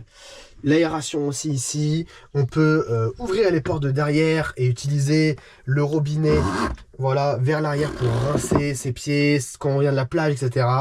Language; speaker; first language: French; native; French